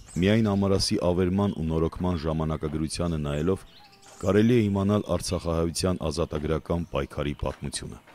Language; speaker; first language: Armenian; native; Armenian